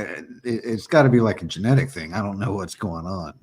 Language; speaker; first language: English; native; English